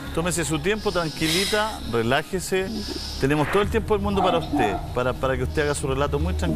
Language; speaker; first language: Spanish; native; Spanish